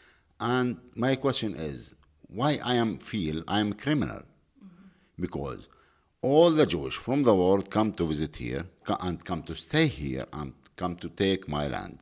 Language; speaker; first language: English; non-native, learner; Arabic